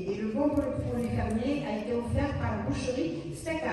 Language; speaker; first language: French; native; French